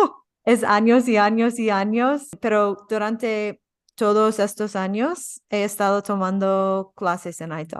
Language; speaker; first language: Spanish; non-native, fluent; English